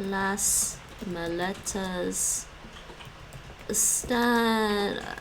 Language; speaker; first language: Spanish; non-native, learner; English